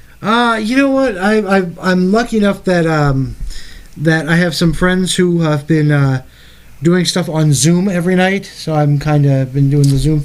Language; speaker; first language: English; native; English